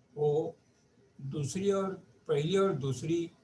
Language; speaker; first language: Hindi; non-native, local second language; Marathi